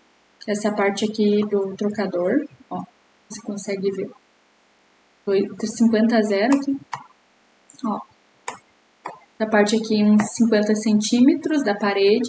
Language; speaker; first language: Portuguese; native; Portuguese